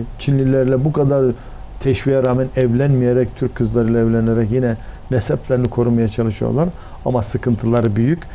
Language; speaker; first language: Turkish; native; Turkish